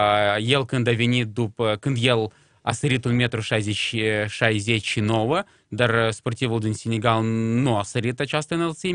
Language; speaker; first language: Romanian; non-native, local second language; Russian